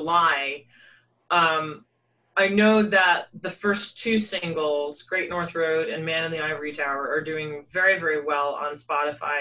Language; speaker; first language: English; native; English